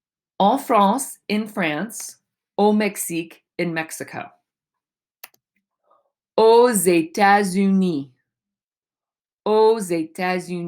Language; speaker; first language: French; non-native, fluent; English